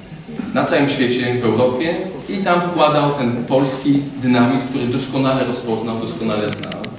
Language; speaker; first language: Polish; native; Polish